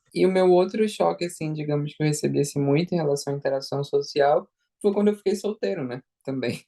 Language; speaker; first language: Portuguese; native; Portuguese